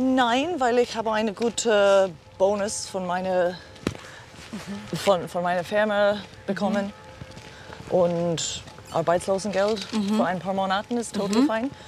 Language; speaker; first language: German; non-native, learner; English